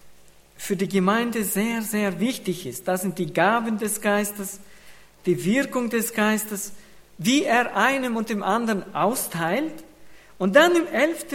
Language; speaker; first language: German; non-native, fluent; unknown